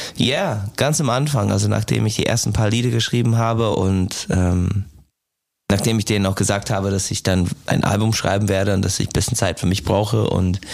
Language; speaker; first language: German; non-native, fluent; English